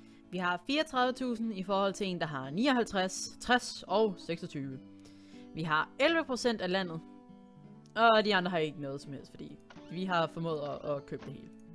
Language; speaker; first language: Danish; native; Danish